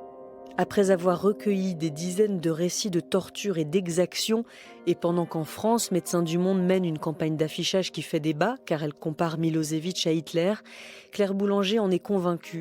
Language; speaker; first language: French; native; French